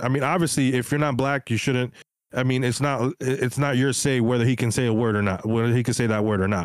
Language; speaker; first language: English; early bilingual, other home language; Spanish